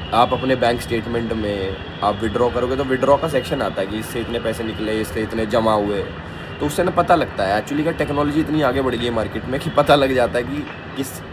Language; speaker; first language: Hindi; native; Hindi